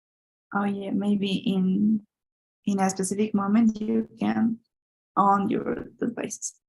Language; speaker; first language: English; non-native, learner; Spanish